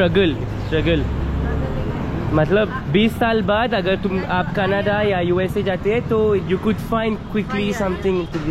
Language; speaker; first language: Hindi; non-native, learner; French